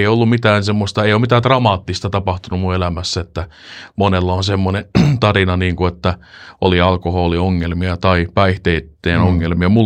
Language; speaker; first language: Finnish; early bilingual, heritage; Finnish